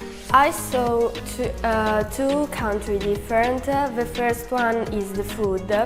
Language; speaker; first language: English; non-native, learner; Italian